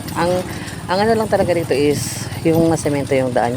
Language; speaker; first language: Filipino; native; Filipino